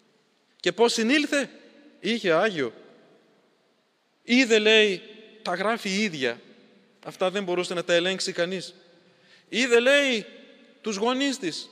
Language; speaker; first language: Greek; native; Greek